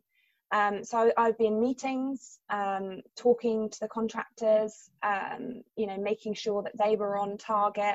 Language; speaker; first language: English; native; English